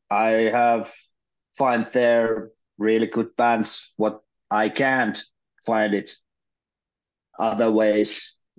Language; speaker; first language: English; non-native, learner; Finnish